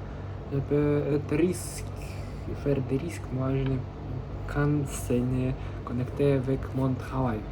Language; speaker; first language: French; non-native, learner; Russian